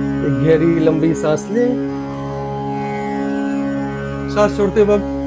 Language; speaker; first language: Hindi; native; Hindi